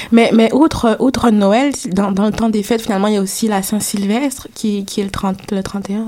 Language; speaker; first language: French; native; French